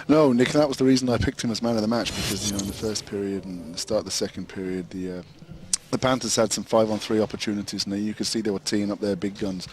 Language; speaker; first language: English; native; English